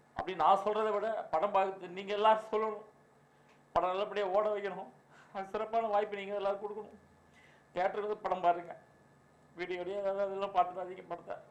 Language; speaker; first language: Tamil; native; Tamil